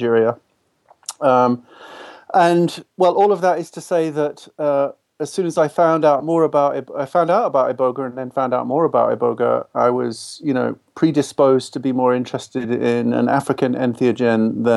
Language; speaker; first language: English; native; English